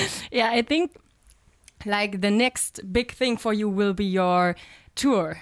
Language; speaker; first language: English; non-native, fluent; German